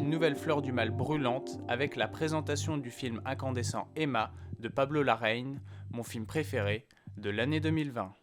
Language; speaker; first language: French; native; French